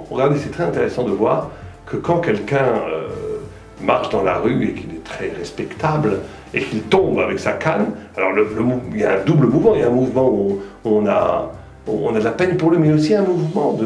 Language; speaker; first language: French; native; French